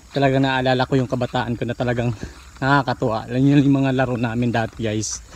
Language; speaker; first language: Filipino; non-native, local second language; Cebuano